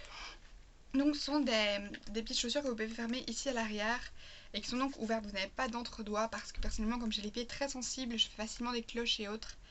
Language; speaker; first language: French; native; French